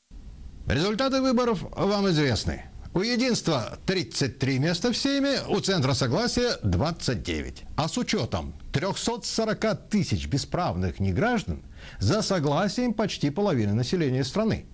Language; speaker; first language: Russian; native; Russian